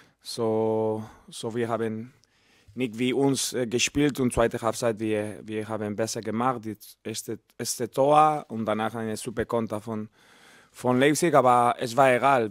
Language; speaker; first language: German; non-native, learner; Spanish